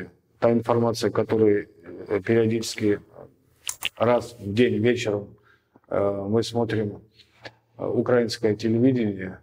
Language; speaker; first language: Russian; native; Russian